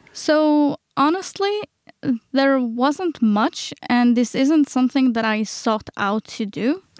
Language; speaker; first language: English; non-native, fluent; Hebrew